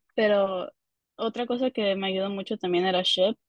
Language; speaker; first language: Spanish; early bilingual, heritage; Spanish